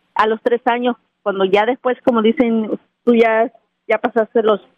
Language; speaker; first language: Spanish; native; Spanish